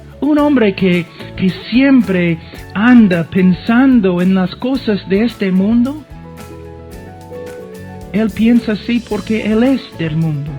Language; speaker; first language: Spanish; non-native, fluent; English